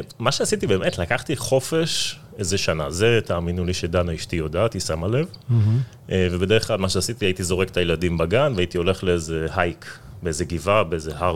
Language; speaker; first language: Hebrew; native; Hebrew